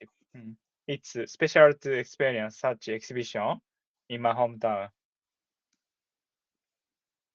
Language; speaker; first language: English; non-native, learner; Japanese